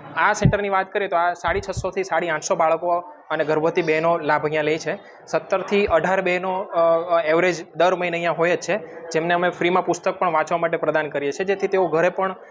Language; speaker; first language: Gujarati; native; Gujarati